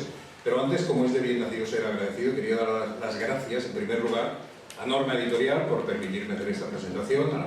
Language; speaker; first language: Spanish; native; Spanish